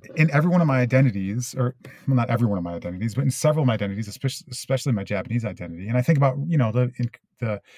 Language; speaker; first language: English; early bilingual, other home language; Japanese